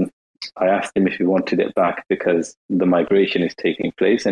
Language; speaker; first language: English; native; English